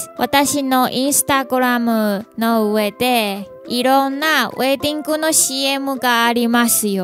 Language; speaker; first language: Japanese; non-native, learner; Chinese